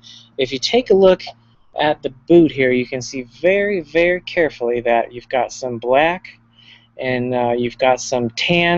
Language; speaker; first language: English; native; English